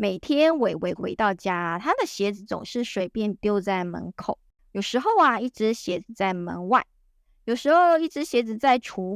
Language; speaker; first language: Chinese; native; Chinese